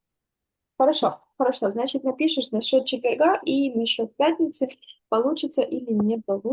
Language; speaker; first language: Russian; native; Russian